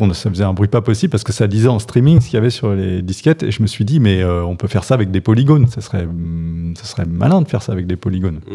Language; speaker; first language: French; non-native, fluent; English